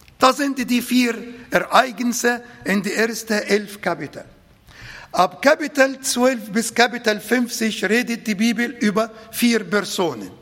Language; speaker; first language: German; non-native, fluent; Arabic